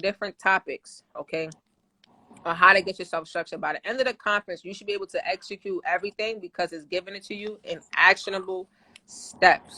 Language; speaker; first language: English; native; English